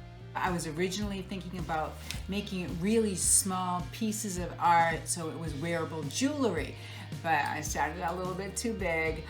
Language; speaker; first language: English; native; English